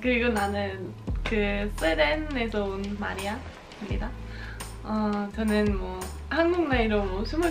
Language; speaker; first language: Korean; non-native, fluent; Swedish